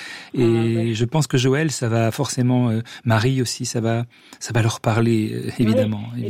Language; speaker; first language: French; native; French